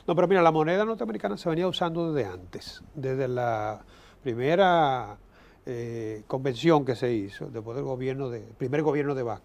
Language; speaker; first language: Spanish; native; Spanish